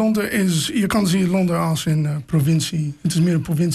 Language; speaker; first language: Dutch; non-native, fluent; English